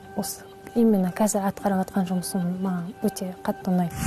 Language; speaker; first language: Kazakh; non-native, local second language; Russian